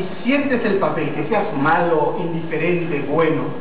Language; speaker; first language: Spanish; native; Spanish